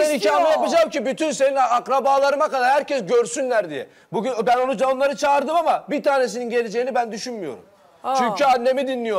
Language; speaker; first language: Turkish; native; Turkish